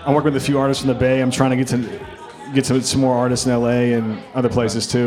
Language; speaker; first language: English; native; English